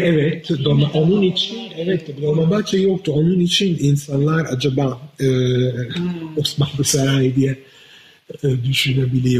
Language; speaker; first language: Turkish; non-native, fluent; Italian